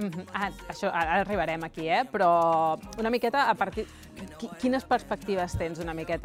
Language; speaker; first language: Catalan; native; Catalan